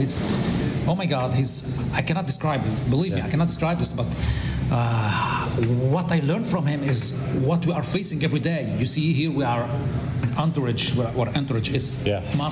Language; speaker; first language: English; non-native, learner; Arabic